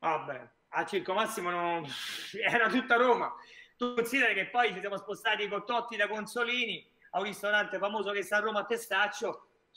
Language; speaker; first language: Italian; native; Italian